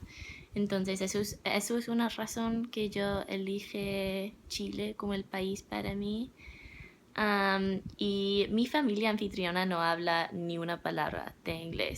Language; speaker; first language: Spanish; non-native, learner; English